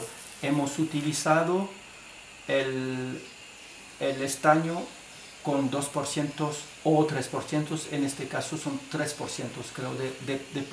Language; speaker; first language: Spanish; non-native, fluent; French